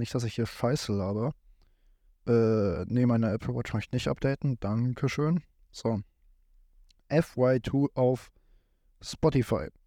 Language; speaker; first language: German; native; German